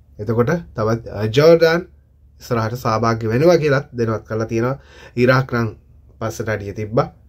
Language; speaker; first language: Sinhala; non-native, local second language; Tamil